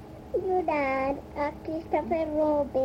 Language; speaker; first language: Spanish; early bilingual, heritage; Spanish